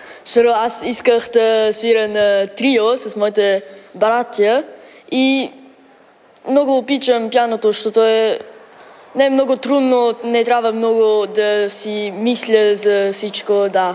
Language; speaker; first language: Bulgarian; early bilingual, heritage; Bulgarian